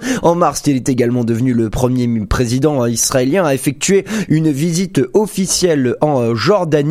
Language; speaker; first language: French; native; French